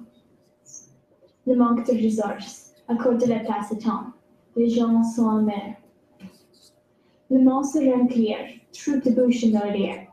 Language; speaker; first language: French; non-native, local second language; English